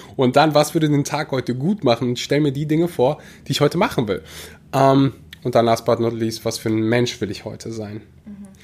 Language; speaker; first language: German; early bilingual, other home language; Russian